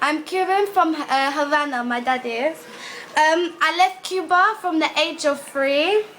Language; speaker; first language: English; early bilingual, other home language; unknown